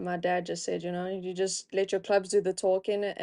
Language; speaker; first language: English; native; English